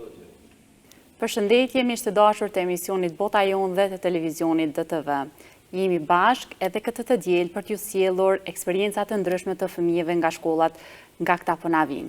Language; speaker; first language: Albanian; native; Albanian